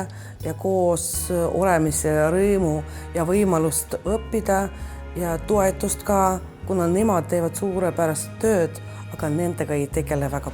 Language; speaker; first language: Estonian; non-native, local second language; Russian